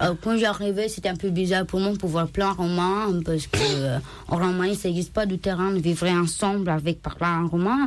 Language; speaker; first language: French; non-native, learner; Romanian